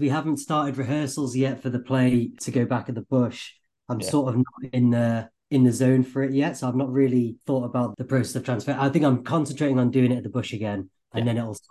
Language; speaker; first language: English; native; English